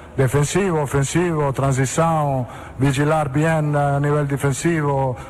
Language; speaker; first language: Portuguese; non-native, learner; Italian